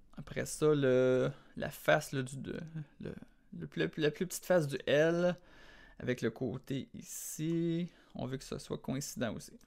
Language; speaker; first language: French; native; French